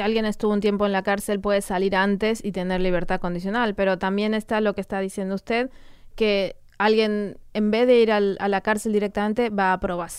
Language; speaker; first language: Spanish; native; Spanish